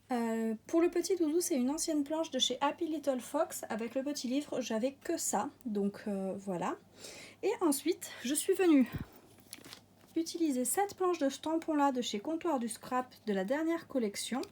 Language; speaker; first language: French; native; French